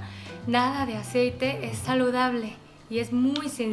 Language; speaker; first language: Spanish; non-native, fluent; Korean